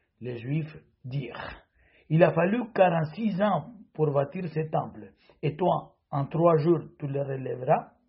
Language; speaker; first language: French; non-native, fluent; Spanish